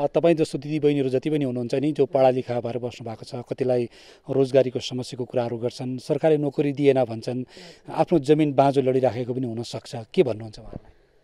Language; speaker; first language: Nepali; native; Nepali